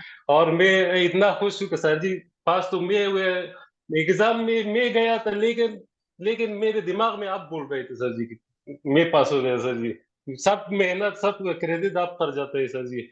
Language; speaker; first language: Hindi; non-native, learner; Persian